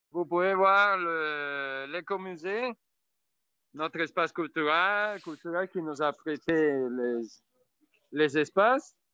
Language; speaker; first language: French; non-native, fluent; Italian